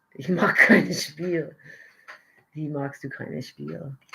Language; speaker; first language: German; non-native, learner; English